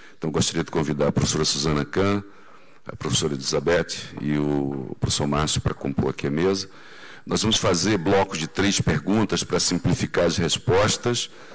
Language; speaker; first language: Portuguese; native; Portuguese